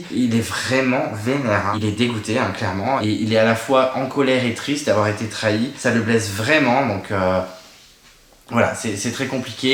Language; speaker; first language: French; native; French